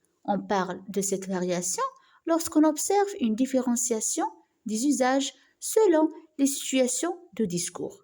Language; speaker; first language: French; non-native, local second language; Arabic